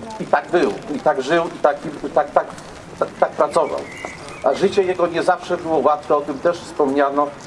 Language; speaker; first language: Polish; native; Polish